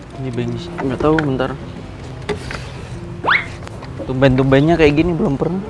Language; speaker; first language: Indonesian; native; Indonesian